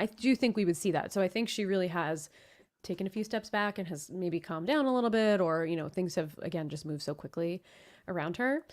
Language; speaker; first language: English; native; English